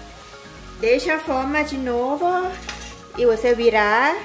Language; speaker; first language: Portuguese; non-native, learner; Thai